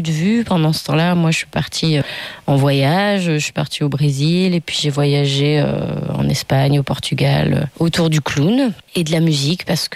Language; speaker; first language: French; native; French